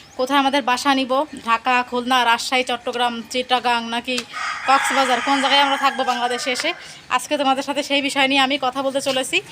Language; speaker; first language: Bangla; native; Bangla